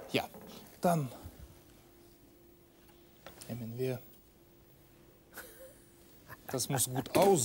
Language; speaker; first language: German; non-native, learner; Russian